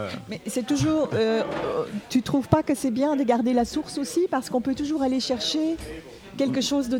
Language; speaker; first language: French; native; French